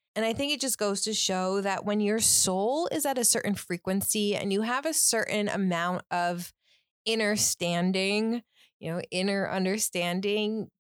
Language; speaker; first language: English; native; English